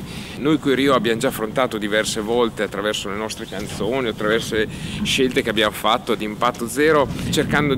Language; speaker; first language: Italian; native; Italian